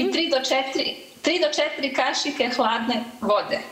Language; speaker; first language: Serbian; early bilingual, heritage; Serbian